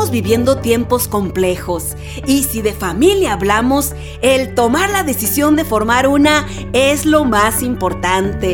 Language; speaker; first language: Spanish; native; Spanish